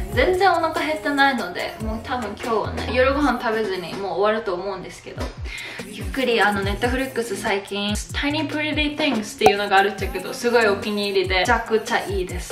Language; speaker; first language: Japanese; native; Japanese